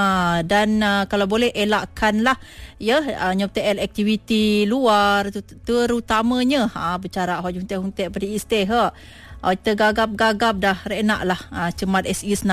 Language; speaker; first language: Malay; non-native, local second language; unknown